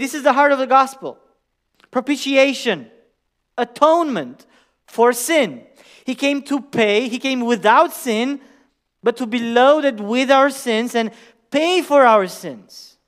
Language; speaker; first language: English; non-native, fluent; Romanian